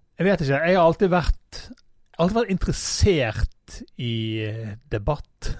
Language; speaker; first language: Norwegian; native; Norwegian